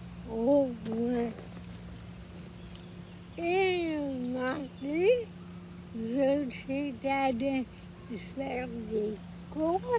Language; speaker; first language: French; non-native, learner; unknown